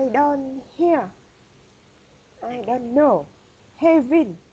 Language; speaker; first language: English; non-native, learner; Vietnamese